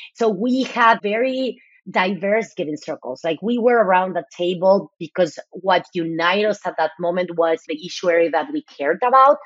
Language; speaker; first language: English; non-native, fluent; Spanish